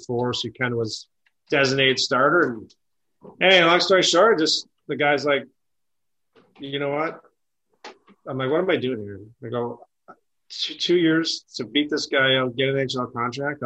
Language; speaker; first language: English; native; English